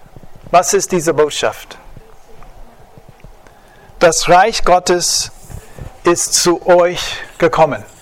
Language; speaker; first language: German; non-native, fluent; English